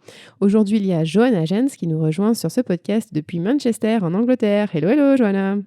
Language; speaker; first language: French; native; French